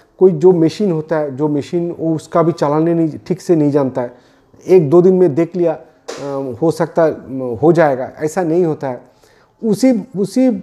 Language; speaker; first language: Hindi; non-native, local second language; Bangla